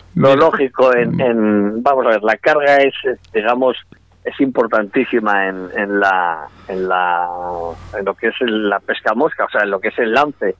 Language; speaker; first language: Spanish; native; Spanish